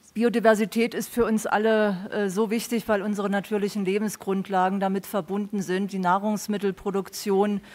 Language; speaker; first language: German; native; German